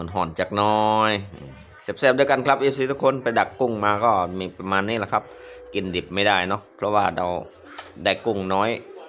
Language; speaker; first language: Thai; native; Thai